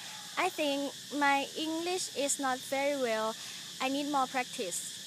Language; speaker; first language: English; non-native, learner; Thai